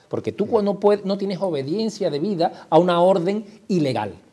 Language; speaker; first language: Spanish; native; Spanish